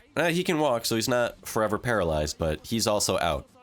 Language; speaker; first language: English; native; English